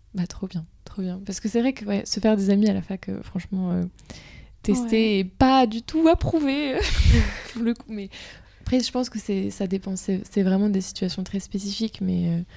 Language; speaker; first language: French; native; French